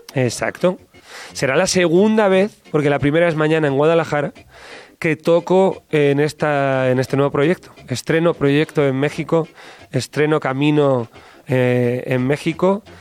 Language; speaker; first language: Spanish; native; Spanish